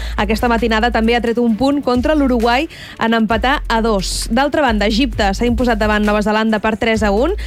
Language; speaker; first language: Catalan; native; Catalan